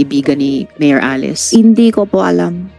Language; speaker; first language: Filipino; non-native, learner; Chinese